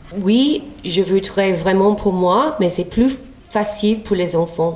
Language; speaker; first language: French; non-native, learner; English